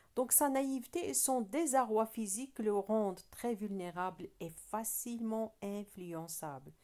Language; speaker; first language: French; non-native, local second language; Arabic